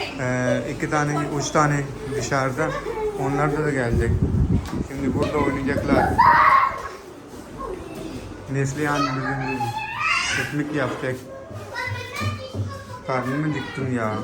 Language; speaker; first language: Turkish; non-native, learner; Urdu